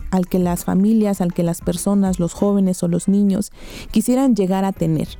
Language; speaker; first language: Spanish; native; Spanish